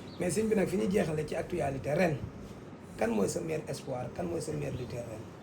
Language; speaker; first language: Wolof; native; Wolof